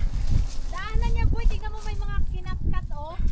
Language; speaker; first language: Filipino; native; Filipino